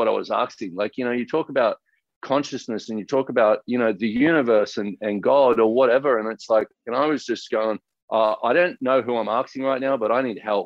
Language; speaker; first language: English; native; English